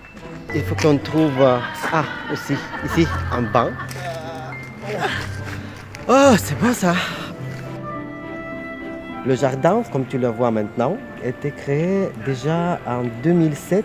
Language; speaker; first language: French; non-native, fluent; Russian